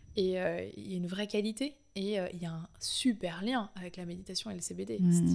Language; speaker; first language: French; native; French